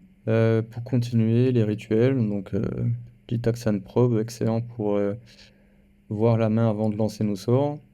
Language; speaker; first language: French; native; French